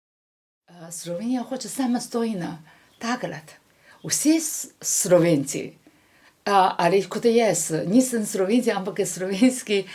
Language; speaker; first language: Slovenian; non-native, learner; Chinese